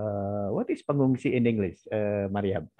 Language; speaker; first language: English; non-native, learner; Indonesian